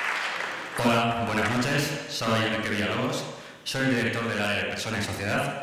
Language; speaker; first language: Spanish; native; Spanish